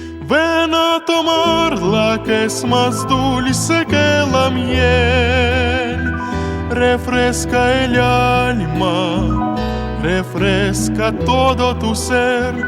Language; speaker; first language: Spanish; non-native, learner; Russian